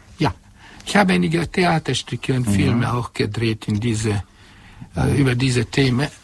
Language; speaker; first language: German; non-native, fluent; Hungarian